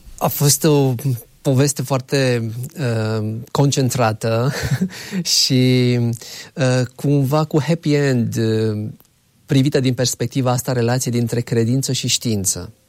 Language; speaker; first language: Romanian; native; Romanian